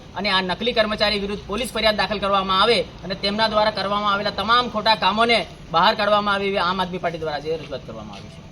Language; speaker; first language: Gujarati; native; Gujarati